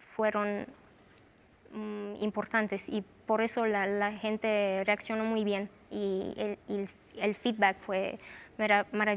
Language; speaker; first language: Spanish; non-native, fluent; Romanian